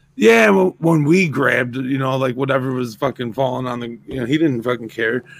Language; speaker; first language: English; native; English